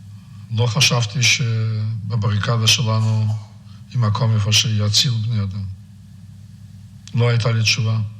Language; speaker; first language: Hebrew; non-native, fluent; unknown